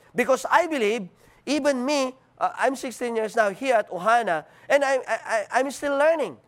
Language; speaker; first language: English; non-native, local second language; Filipino